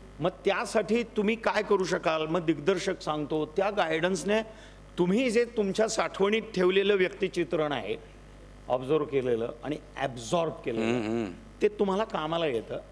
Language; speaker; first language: Marathi; non-native, local second language; Gujarati